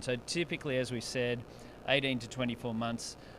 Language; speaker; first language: English; native; English